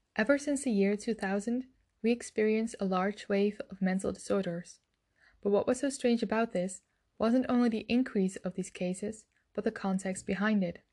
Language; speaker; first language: English; non-native, fluent; Dutch